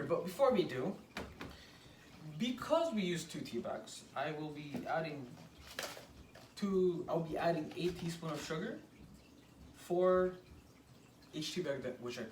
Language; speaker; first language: English; native; English